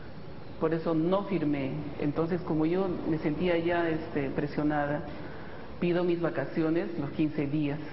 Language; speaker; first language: Spanish; native; Spanish